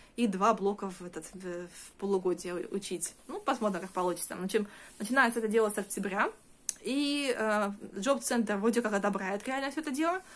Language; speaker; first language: Russian; early bilingual, heritage; Russian